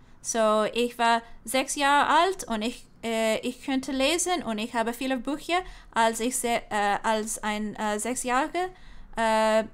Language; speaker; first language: German; non-native, learner; English